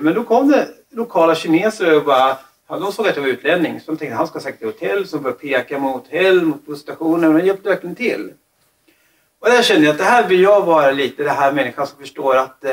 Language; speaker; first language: Swedish; native; Swedish